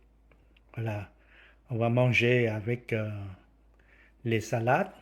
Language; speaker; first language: French; non-native, fluent; Vietnamese